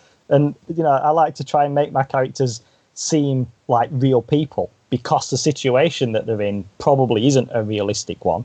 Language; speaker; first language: English; native; English